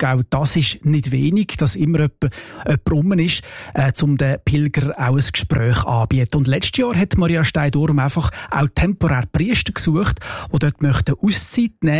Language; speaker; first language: German; native; German